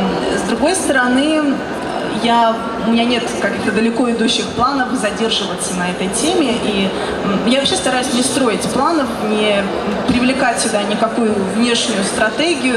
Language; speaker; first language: Russian; native; Russian